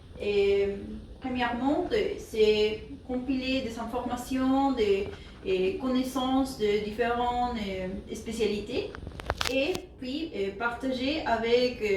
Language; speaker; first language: French; non-native, learner; Spanish